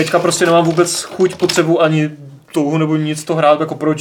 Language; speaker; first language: Czech; native; Czech